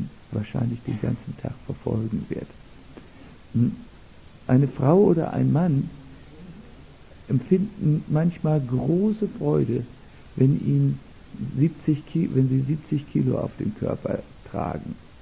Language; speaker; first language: German; native; German